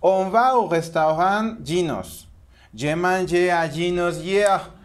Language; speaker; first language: French; non-native, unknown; Spanish